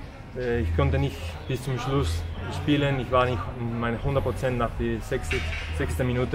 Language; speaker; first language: German; non-native, fluent; Spanish